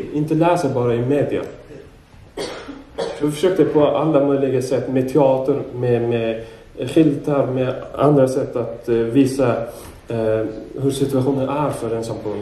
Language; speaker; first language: Swedish; non-native, fluent; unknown